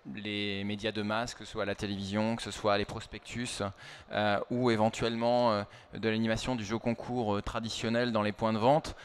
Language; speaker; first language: French; native; French